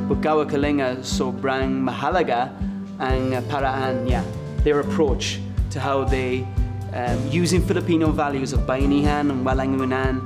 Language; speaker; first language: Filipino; non-native, learner; English